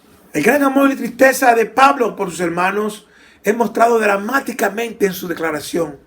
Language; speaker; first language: Spanish; native; Spanish